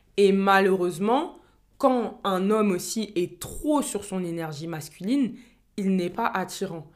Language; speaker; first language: French; native; French